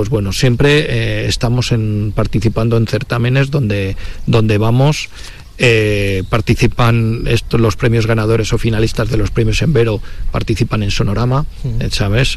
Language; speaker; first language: Spanish; native; Spanish